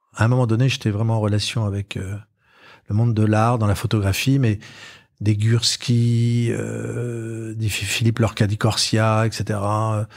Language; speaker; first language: French; native; French